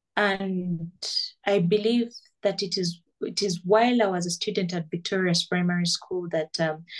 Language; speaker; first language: English; non-native, local second language; Ganda